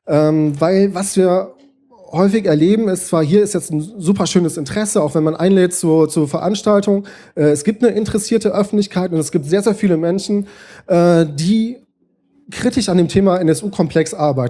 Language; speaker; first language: German; native; German